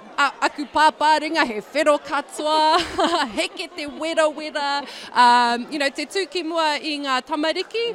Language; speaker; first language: Māori; non-native, local second language; English